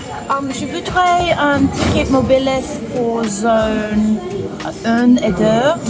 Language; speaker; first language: French; non-native, learner; English